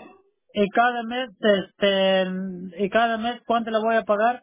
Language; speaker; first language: Spanish; non-native, local second language; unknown